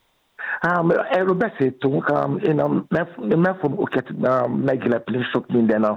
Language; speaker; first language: Hungarian; non-native, fluent; Yoruba